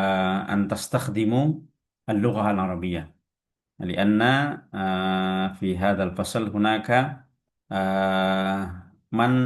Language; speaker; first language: Arabic; non-native, fluent; Indonesian